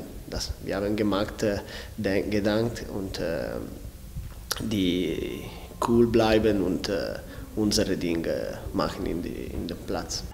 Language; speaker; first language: German; non-native, learner; Italian